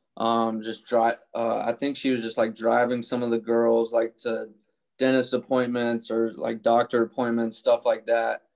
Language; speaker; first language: English; native; English